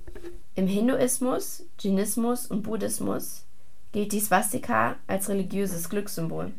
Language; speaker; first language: German; native; German